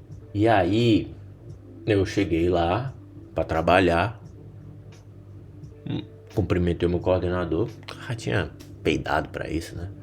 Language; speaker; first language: Portuguese; native; Portuguese